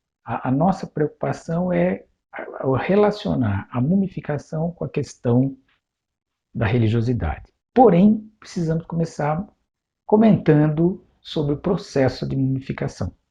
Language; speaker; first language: Portuguese; native; Portuguese